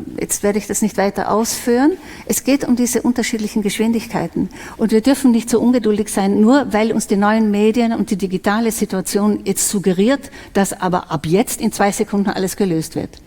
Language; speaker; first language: German; non-native, local second language; Slovenian